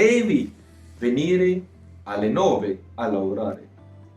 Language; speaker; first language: Italian; non-native, fluent; Punjabi